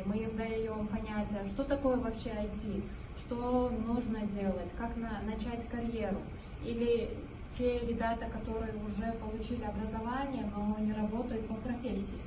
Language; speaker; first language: Russian; non-native, local second language; Kyrgyz